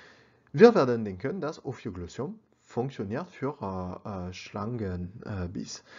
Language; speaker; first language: German; non-native, learner; French